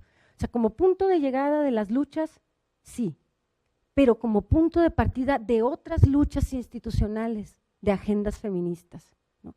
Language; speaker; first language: Spanish; native; Spanish